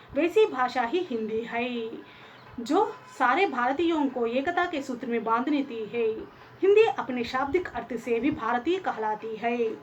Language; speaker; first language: Hindi; non-native, local second language; Telugu